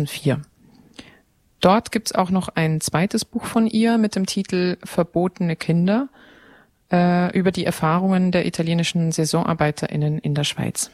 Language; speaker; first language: German; native; German